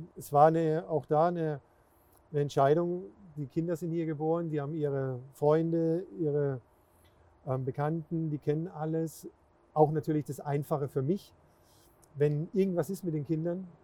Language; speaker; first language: German; native; German